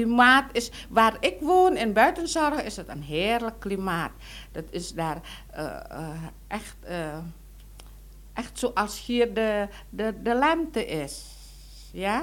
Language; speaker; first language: Dutch; non-native, local second language; Indonesian